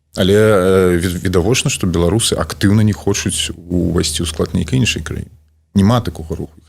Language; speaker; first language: Belarusian; non-native, local second language; Russian